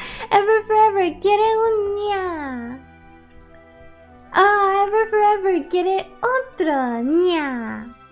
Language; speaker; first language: Spanish; early bilingual, other home language; English